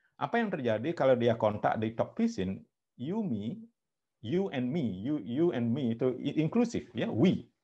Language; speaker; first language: Indonesian; non-native, local second language; Balinese